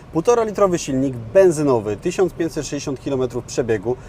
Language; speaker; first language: Polish; native; Polish